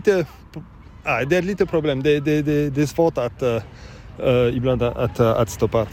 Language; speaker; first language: Swedish; non-native, learner; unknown